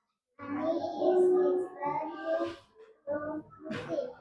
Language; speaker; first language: English; non-native, learner; Indonesian